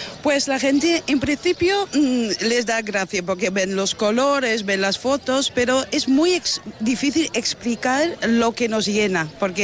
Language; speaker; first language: Spanish; non-native, fluent; Dutch